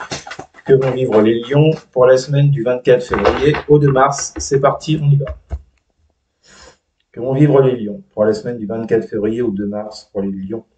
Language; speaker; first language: French; native; French